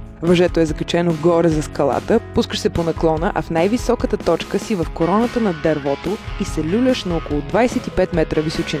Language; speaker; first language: Bulgarian; native; Bulgarian